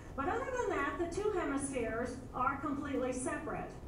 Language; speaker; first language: English; native; English